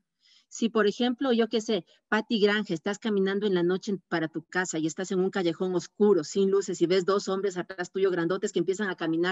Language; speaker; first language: Spanish; native; Spanish